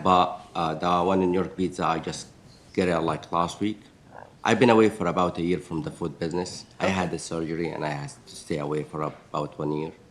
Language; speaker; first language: English; non-native, learner; Arabic